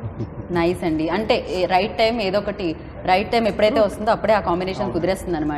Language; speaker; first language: Telugu; native; Telugu